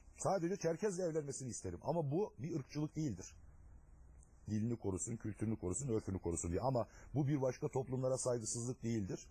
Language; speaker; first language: Turkish; non-native, local second language; Adyghe